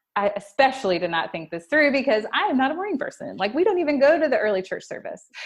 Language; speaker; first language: English; native; English